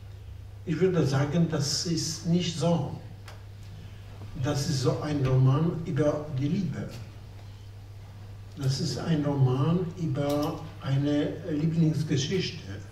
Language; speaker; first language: German; non-native, fluent; Polish